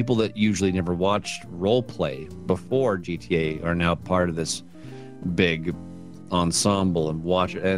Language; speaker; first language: English; native; English